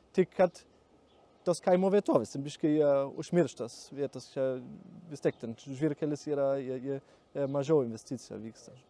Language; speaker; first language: Lithuanian; non-native, learner; German